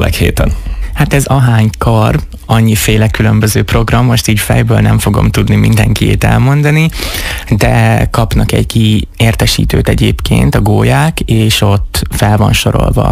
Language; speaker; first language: Hungarian; native; Hungarian